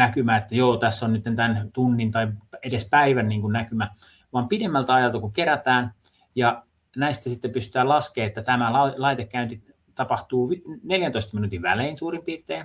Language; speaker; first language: Finnish; native; Finnish